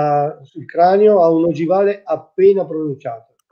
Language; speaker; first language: Italian; native; Italian